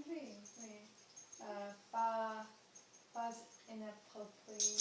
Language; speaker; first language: French; non-native, learner; English